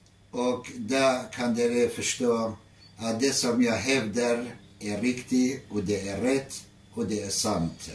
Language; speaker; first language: Norwegian; non-native, fluent; Arabic